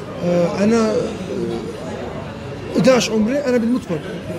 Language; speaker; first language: Arabic; early bilingual, heritage; Turkish